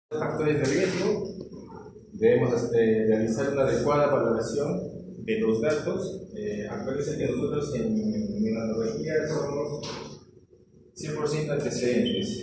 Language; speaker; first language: Spanish; native; Spanish